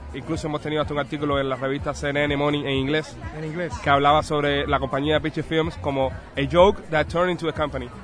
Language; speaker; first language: Spanish; native; Spanish